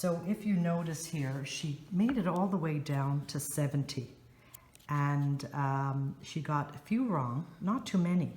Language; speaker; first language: English; native; English